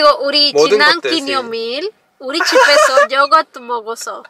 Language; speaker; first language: Korean; non-native, learner; Spanish